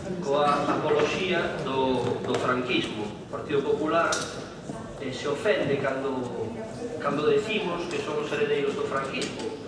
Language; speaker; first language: Galician; non-native, local second language; Spanish